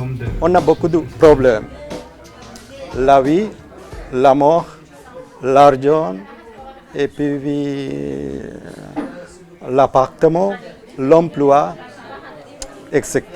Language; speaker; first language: French; non-native, learner; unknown